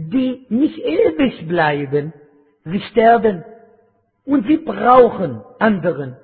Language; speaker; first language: German; non-native, fluent; Arabic